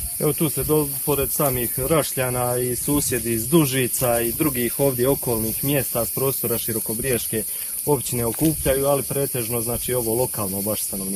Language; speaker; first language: Bosnian; native; Bosnian